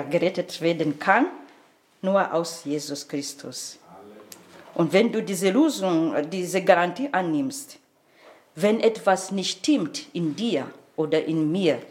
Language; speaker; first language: German; non-native, fluent; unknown